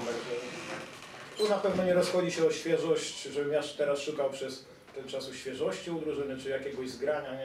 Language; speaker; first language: Polish; native; Polish